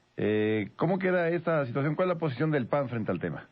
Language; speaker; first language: Spanish; native; Spanish